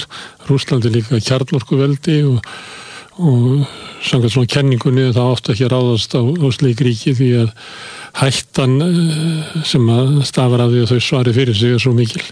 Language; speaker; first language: Icelandic; native; Icelandic